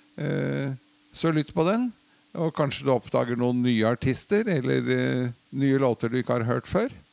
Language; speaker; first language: Norwegian; early bilingual, other home language; Latvian